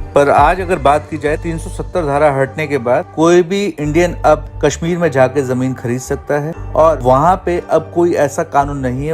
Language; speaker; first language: Hindi; native; Hindi